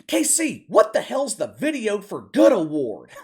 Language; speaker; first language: English; native; English